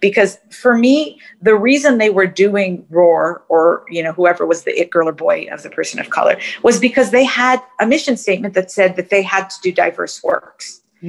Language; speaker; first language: English; native; English